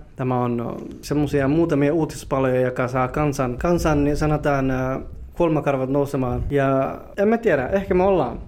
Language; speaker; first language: Finnish; early bilingual, other home language; Somali